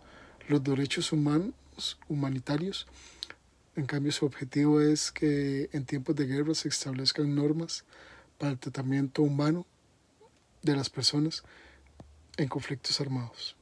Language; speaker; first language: Spanish; native; Spanish